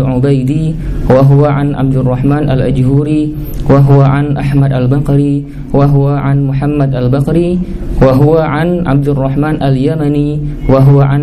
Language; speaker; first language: Arabic; non-native, fluent; Indonesian